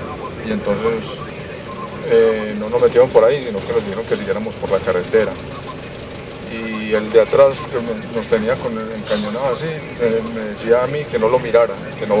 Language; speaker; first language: Spanish; native; Spanish